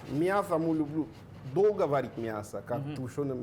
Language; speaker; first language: Russian; non-native, learner; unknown